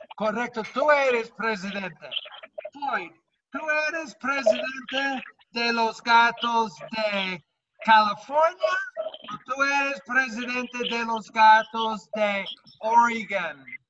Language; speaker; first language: Spanish; non-native, fluent; English